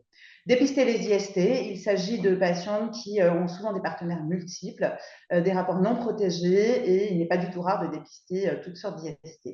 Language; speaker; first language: French; native; French